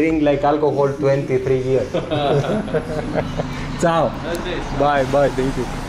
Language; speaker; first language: English; non-native, learner; Albanian